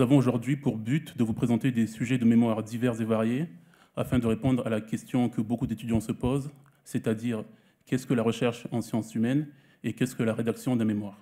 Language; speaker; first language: French; native; French